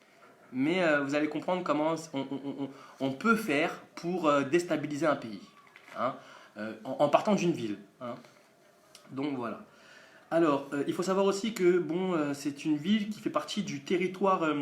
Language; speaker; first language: French; native; French